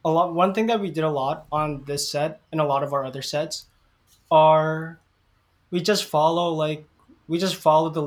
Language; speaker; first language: English; native; English